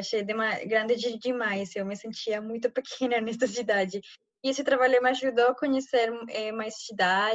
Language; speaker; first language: Portuguese; non-native, fluent; Spanish